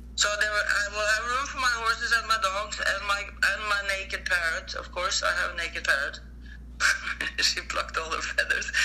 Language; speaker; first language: English; non-native, fluent; Norwegian